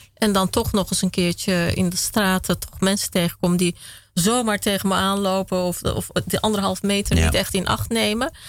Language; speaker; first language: Dutch; early bilingual, other home language; Kurdish